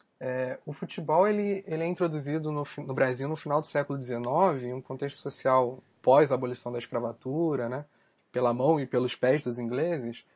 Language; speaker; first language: Portuguese; native; Portuguese